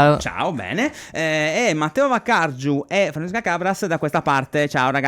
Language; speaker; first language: Italian; native; Italian